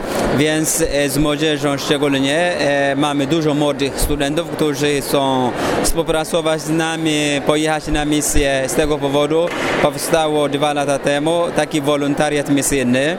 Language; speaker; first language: Polish; non-native, fluent; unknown